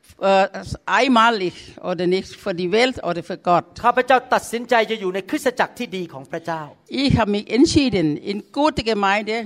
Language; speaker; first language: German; non-native, learner; Thai